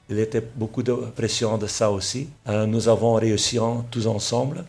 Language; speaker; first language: French; non-native, local second language; Dutch